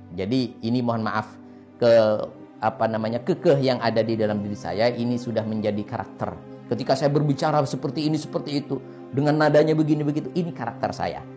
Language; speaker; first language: Indonesian; non-native, local second language; Madurese